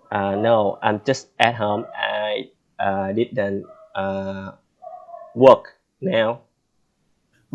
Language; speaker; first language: English; non-native, learner; Vietnamese